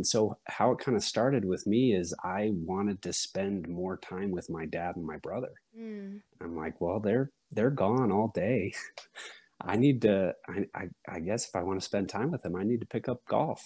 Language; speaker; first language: English; native; English